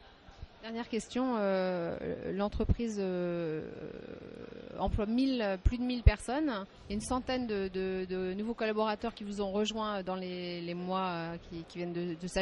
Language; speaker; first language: French; native; French